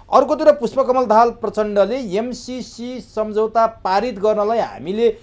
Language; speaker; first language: Nepali; native; Nepali